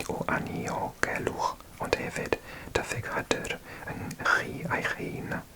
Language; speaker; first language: Welsh; non-native, learner; English